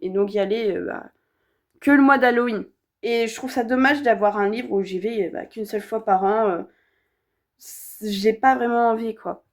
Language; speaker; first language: French; native; French